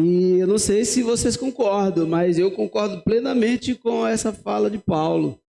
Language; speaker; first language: Portuguese; native; Portuguese